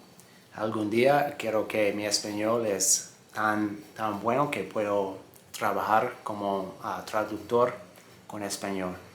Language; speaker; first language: Spanish; non-native, fluent; English